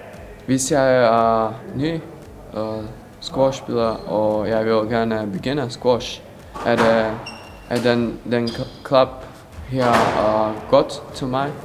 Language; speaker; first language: Danish; non-native, learner; Slovak